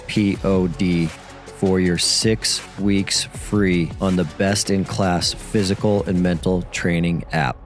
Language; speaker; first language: English; native; English